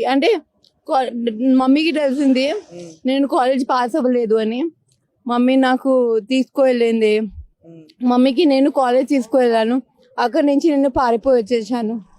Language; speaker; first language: Telugu; non-native, local second language; Hindi